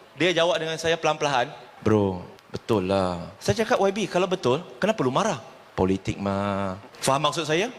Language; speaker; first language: Malay; non-native, local second language; Chinese